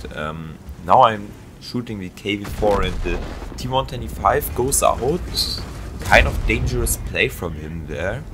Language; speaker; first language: English; non-native, fluent; German